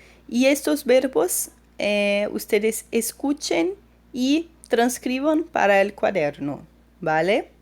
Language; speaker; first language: Spanish; non-native, fluent; Portuguese